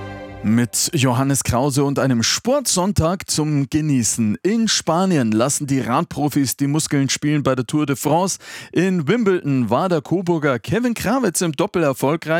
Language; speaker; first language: German; native; German